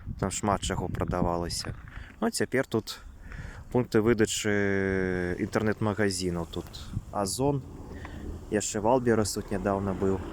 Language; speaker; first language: Belarusian; native; Belarusian